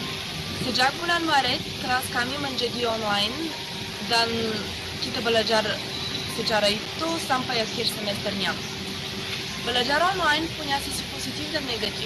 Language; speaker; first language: Indonesian; non-native, learner; Bulgarian